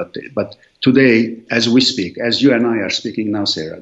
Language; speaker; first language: English; non-native, fluent; Arabic